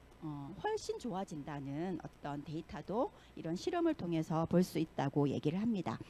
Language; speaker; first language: Korean; native; Korean